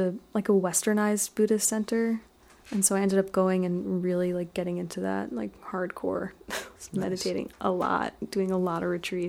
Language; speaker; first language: English; native; English